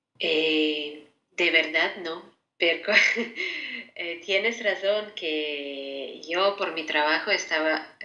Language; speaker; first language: Spanish; non-native, fluent; Ukrainian